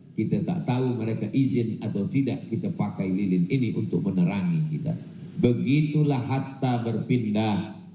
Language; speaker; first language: Malay; non-native, local second language; Minangkabau